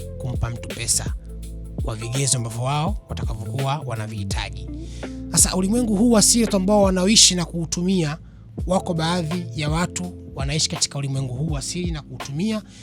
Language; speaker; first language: Swahili; native; Swahili